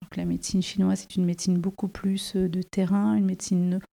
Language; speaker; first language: French; native; French